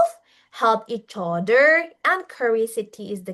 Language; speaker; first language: English; non-native, fluent; Indonesian